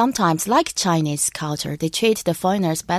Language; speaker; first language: English; non-native, learner; Chinese